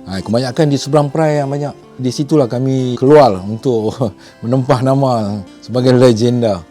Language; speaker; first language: Malay; native; Malay